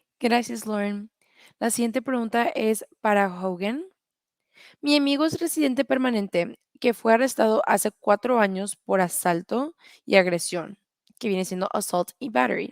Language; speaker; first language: Spanish; early bilingual, heritage; Spanish